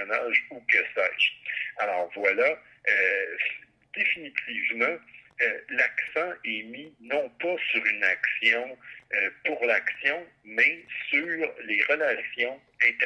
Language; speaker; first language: French; native; French